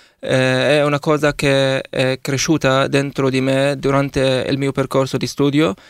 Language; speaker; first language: Italian; non-native, learner; Arabic